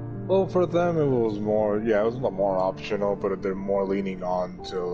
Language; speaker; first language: English; native; English